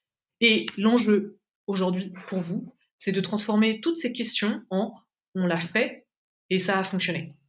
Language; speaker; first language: French; native; French